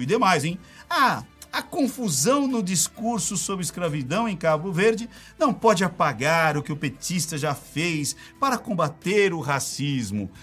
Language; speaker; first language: Portuguese; native; Portuguese